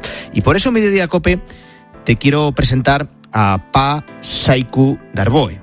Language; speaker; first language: Spanish; native; Spanish